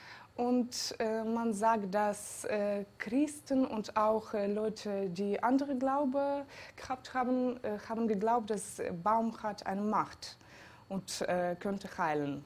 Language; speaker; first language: German; non-native, fluent; Georgian